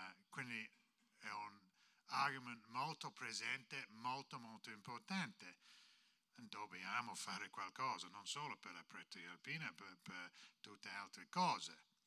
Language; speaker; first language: Italian; non-native, fluent; English